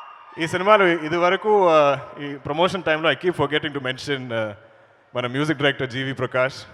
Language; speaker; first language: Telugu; non-native, learner; Malayalam